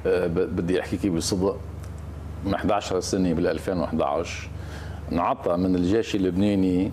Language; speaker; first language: Arabic; native; Arabic